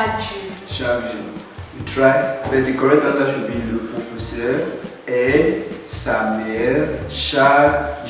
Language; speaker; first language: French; non-native, fluent; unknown